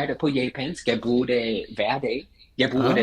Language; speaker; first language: Danish; non-native, fluent; English